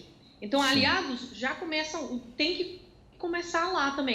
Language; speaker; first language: Portuguese; non-native, fluent; Dutch